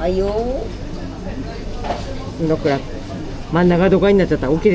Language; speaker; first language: Japanese; native; Japanese